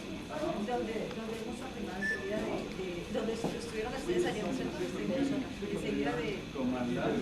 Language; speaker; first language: Spanish; native; Spanish